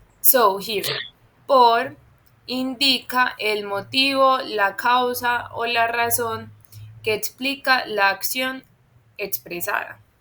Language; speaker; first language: Spanish; non-native, fluent; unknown